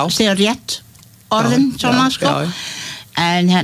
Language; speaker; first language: Icelandic; non-native, learner; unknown